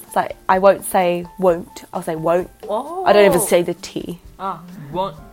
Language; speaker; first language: English; native; English